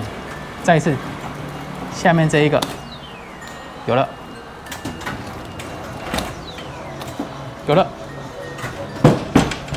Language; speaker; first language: Chinese; native; Chinese